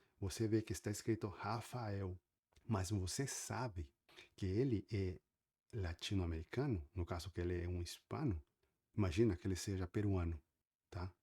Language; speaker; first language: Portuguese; non-native, fluent; Spanish